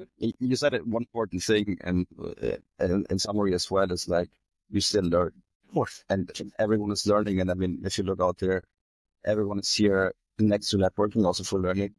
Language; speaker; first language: English; non-native, fluent; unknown